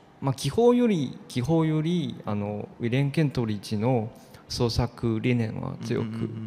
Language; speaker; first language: Japanese; non-native, fluent; Chinese